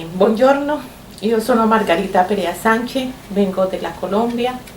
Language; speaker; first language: Italian; non-native, learner; Spanish